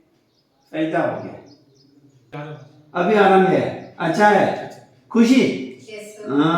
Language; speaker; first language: Hindi; non-native, fluent; Tibetan